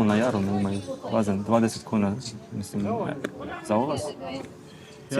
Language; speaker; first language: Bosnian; non-native, learner; Turkish